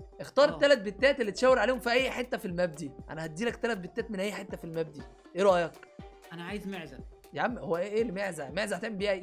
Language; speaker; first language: Arabic; native; Arabic